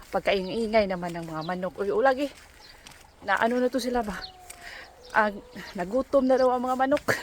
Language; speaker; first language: Filipino; non-native, local second language; Cebuano